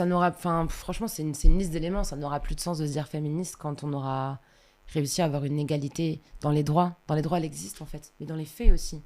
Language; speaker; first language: French; native; French